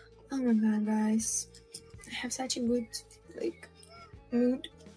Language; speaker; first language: English; non-native, fluent; Russian